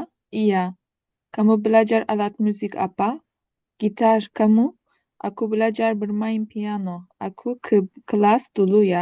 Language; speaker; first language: Indonesian; non-native, learner; Turkish